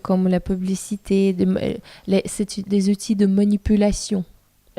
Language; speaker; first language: French; non-native, fluent; Russian